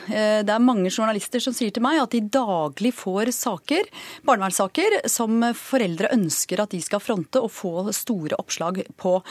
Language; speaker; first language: Norwegian; native; Norwegian